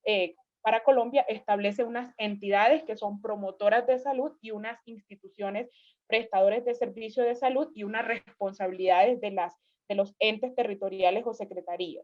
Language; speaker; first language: Spanish; native; Spanish